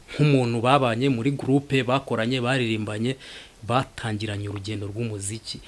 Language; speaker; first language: Kinyarwanda; early bilingual, heritage; Kinyarwanda